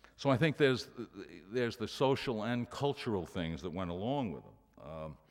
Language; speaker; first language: English; native; English